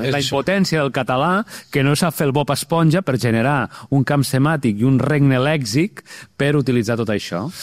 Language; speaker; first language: Catalan; native; Catalan